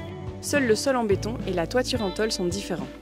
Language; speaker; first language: French; native; French